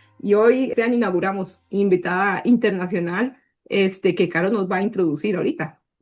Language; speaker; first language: Spanish; native; Spanish